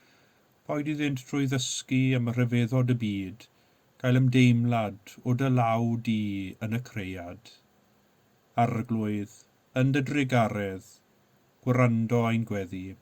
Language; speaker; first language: Welsh; native; Welsh